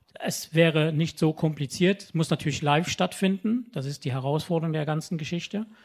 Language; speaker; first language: German; non-native, local second language; Luxembourgish